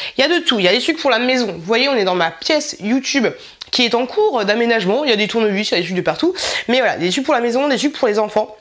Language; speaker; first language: French; native; French